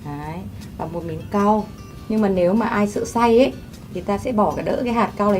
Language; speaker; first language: Vietnamese; native; Vietnamese